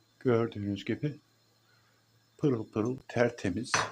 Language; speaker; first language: Turkish; native; Turkish